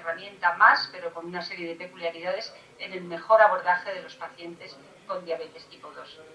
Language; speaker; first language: Spanish; native; Spanish